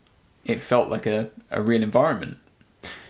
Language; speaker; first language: English; native; English